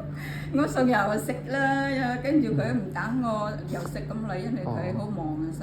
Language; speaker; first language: Cantonese; non-native, learner; Indonesian